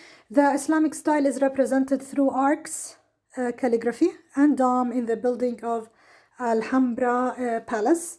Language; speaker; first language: English; non-native, fluent; Arabic